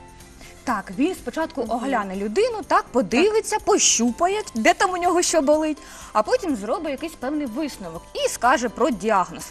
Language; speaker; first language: Ukrainian; native; Ukrainian